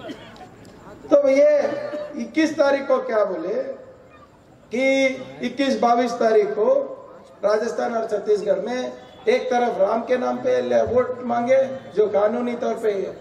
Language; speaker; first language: Hindi; non-native, local second language; Kannada